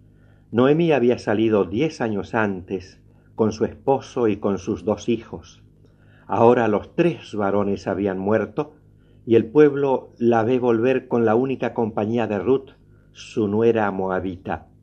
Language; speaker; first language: Spanish; native; Spanish